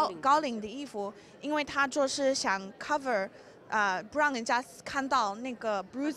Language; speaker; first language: Chinese; early bilingual, heritage; English